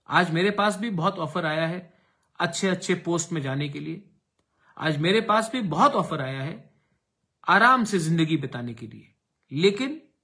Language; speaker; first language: Hindi; non-native, local second language; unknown